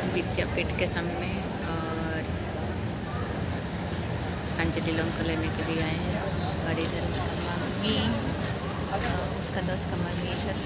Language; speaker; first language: Hindi; non-native, local second language; Odia